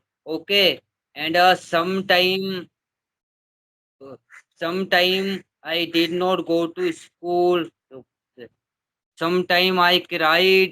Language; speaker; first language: English; non-native, learner; Hindi